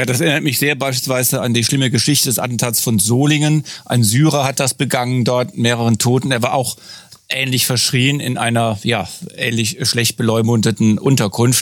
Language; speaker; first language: German; native; German